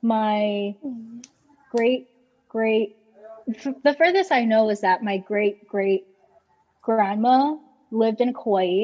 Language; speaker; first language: English; native; English